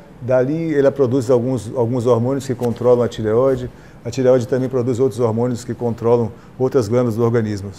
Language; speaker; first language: Portuguese; native; Portuguese